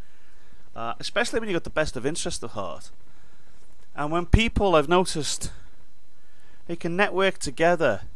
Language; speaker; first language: English; native; English